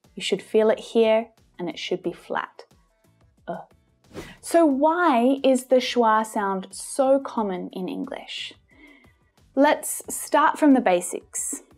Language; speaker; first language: English; native; English